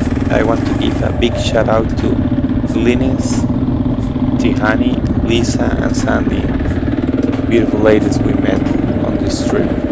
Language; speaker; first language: English; non-native, fluent; Spanish